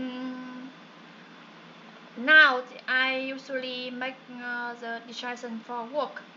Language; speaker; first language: English; non-native, learner; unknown